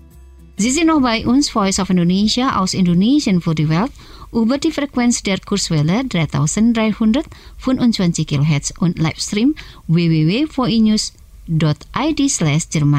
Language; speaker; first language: German; non-native, fluent; Indonesian